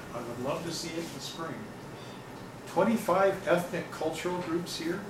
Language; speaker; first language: English; native; English